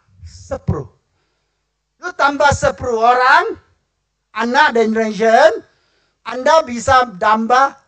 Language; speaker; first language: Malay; non-native, local second language; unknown